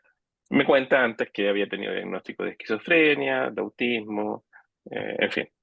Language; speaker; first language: Spanish; native; Spanish